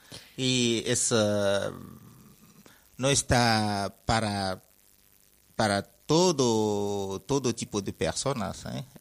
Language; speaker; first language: Spanish; non-native, fluent; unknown